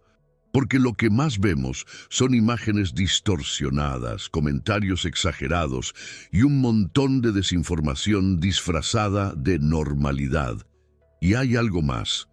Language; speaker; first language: Spanish; native; Spanish